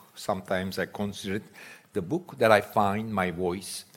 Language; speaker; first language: English; non-native, fluent; Turkish